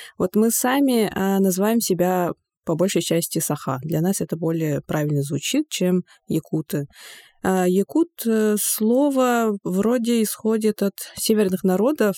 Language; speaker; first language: Russian; non-native, local second language; Yakut